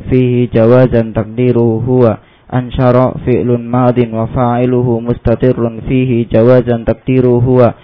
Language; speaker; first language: Arabic; non-native, learner; Indonesian